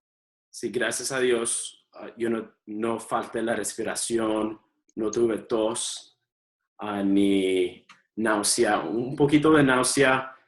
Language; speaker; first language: Spanish; early bilingual, heritage; Spanish